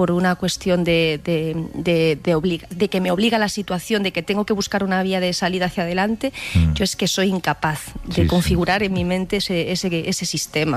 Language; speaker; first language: Spanish; native; Spanish